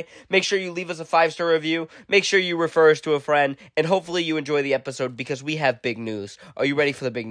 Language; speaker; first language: English; native; English